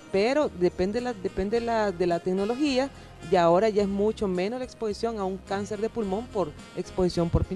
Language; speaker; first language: Spanish; native; Spanish